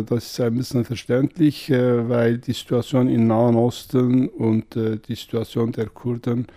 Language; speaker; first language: German; non-native, fluent; Kurdish